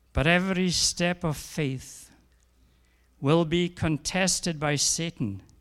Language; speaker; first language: English; native; English